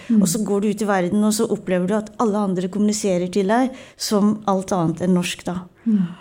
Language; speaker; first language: Norwegian; early bilingual, other home language; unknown